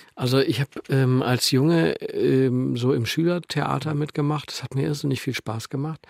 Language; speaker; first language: German; native; German